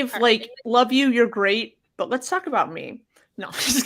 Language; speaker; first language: English; native; English